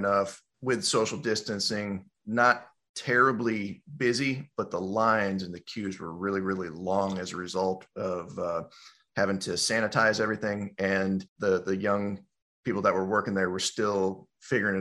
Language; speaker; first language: English; native; English